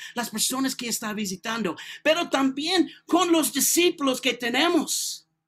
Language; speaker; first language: Spanish; non-native, learner; English